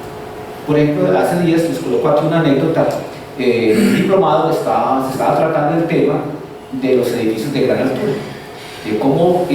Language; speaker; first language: Spanish; native; Spanish